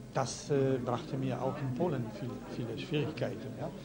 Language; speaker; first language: German; non-native, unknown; Polish